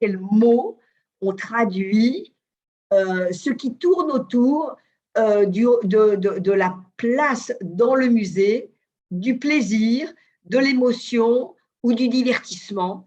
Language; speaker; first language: French; native; French